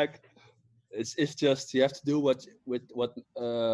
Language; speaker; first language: English; non-native, fluent; Dutch